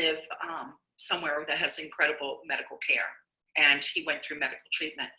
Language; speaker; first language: English; native; English